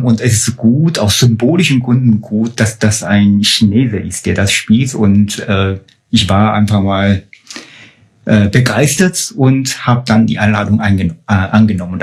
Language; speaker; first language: German; non-native, fluent; Chinese